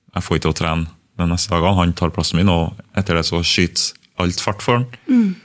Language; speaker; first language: Norwegian; early bilingual, other home language; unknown